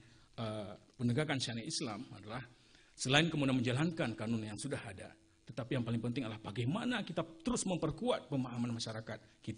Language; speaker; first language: Indonesian; native; Indonesian